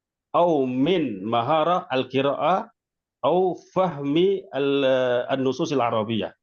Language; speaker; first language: Arabic; non-native, fluent; Indonesian